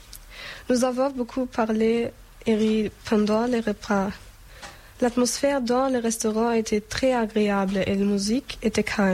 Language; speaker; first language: French; non-native, learner; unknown